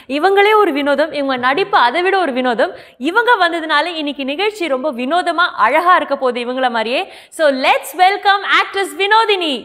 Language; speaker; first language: Tamil; native; Tamil